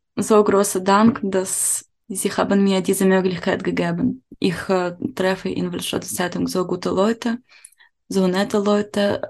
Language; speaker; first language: German; non-native, learner; Ukrainian